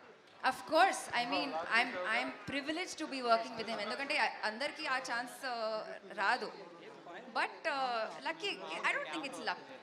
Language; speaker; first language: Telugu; non-native, fluent; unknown